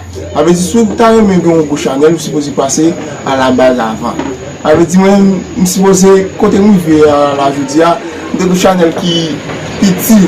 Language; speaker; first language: French; non-native, learner; Haitian Creole